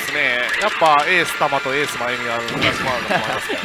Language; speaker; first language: Japanese; native; Japanese